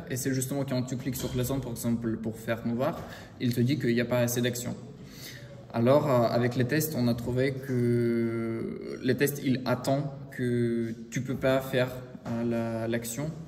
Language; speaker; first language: French; non-native, learner; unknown